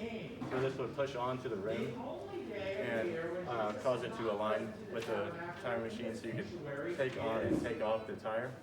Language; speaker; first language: English; native; English